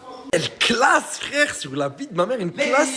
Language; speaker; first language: French; native; French